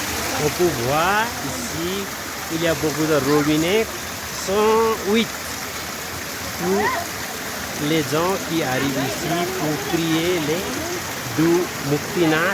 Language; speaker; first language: French; non-native, learner; Nepali